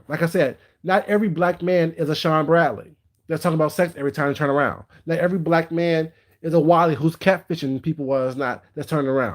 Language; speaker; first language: English; native; English